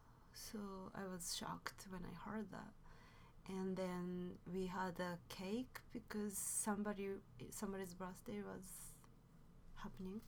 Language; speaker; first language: English; non-native, fluent; Japanese